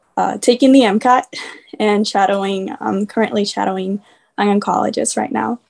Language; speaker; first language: English; early bilingual, other home language; Spanish